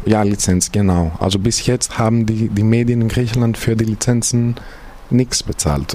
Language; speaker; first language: German; non-native, fluent; Greek